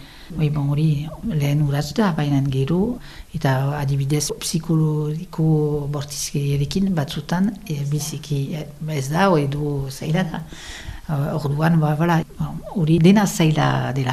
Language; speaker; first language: Basque; non-native, local second language; French